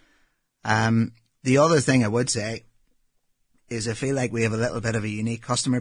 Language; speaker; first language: English; native; English